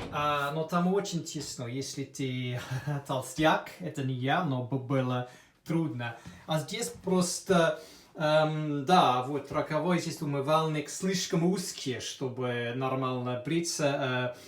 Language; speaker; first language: Russian; non-native, fluent; English